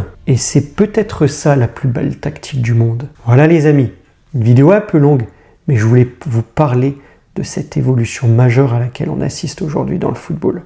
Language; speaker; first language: French; native; French